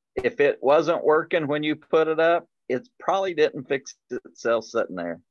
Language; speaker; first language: English; native; English